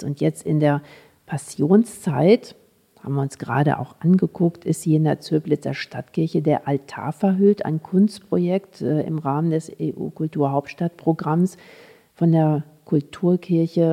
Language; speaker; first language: German; native; German